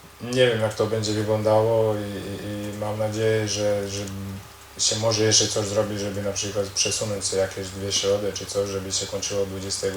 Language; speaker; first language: Polish; non-native, learner; Croatian